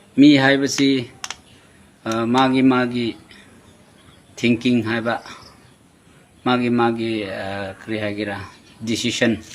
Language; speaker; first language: Manipuri; non-native, local second language; Tangkhul Naga (India)